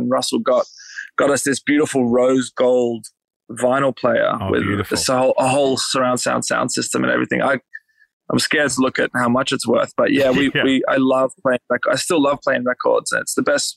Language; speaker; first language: English; native; English